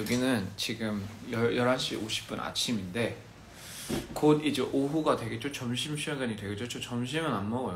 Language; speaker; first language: Korean; early bilingual, heritage; Korean